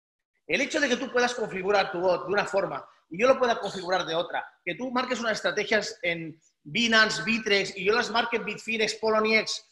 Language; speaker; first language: Spanish; native; Spanish